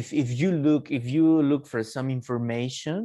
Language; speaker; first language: English; non-native, fluent; Spanish